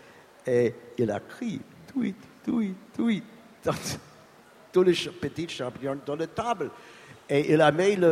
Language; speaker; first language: French; non-native, learner; English